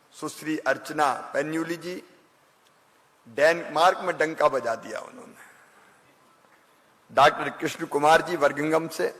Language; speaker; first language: Hindi; native; Hindi